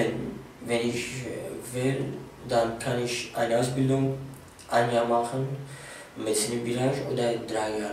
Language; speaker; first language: German; non-native, fluent; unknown